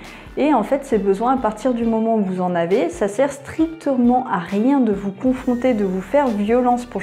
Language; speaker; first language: French; native; French